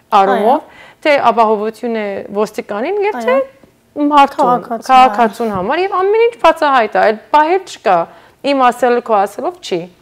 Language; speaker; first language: Armenian; early bilingual, heritage; Armenian